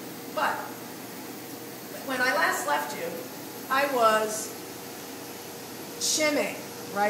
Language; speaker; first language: English; native; English